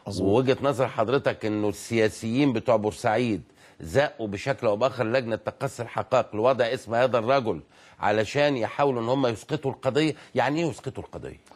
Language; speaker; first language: Arabic; native; Arabic